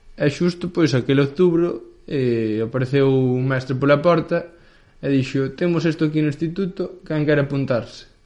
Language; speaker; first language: Galician; early bilingual, other home language; Spanish